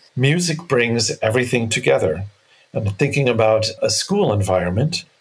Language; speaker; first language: English; native; English